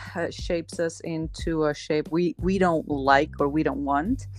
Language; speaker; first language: English; non-native, fluent; Slovenian